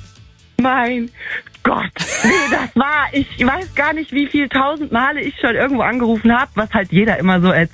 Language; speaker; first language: German; native; German